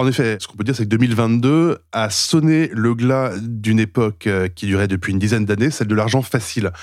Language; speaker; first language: French; native; French